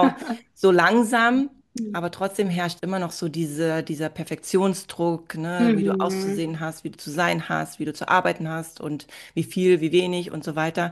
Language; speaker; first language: German; native; German